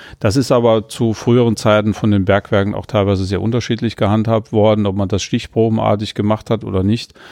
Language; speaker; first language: German; native; German